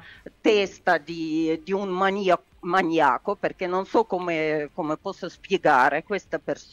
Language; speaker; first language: Italian; non-native, learner; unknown